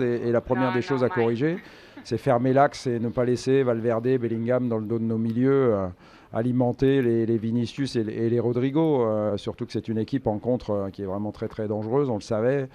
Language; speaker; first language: French; native; French